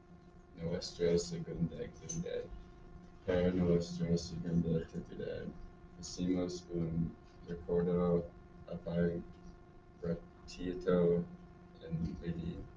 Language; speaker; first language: Spanish; non-native, learner; English